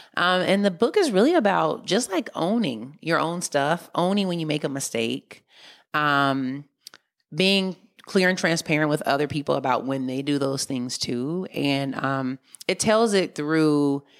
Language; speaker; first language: English; native; English